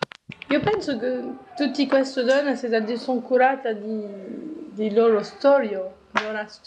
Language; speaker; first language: Italian; non-native, learner; French